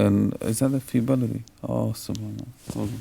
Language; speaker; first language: Arabic; non-native, learner; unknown